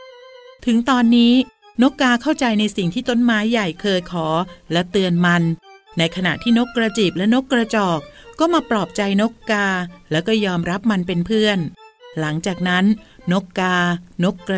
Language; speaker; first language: Thai; native; Thai